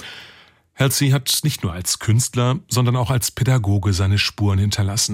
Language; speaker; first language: German; native; German